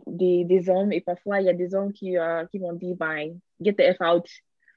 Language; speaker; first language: French; non-native, learner; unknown